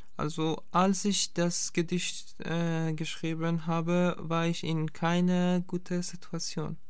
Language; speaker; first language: German; non-native, fluent; Persian